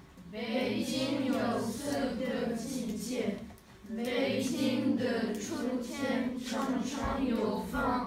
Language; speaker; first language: Chinese; non-native, learner; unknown